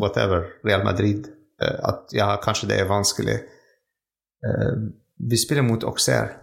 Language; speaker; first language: Norwegian; non-native, fluent; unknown